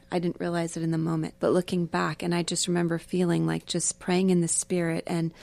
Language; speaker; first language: English; native; English